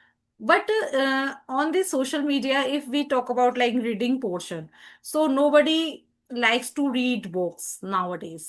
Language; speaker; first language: English; non-native, learner; Hindi